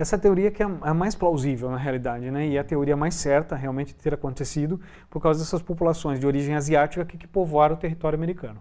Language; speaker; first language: Portuguese; native; Portuguese